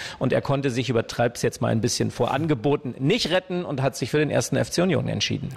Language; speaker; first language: German; native; German